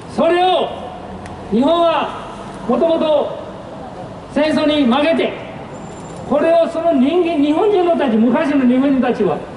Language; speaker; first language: Japanese; non-native, fluent; Burmese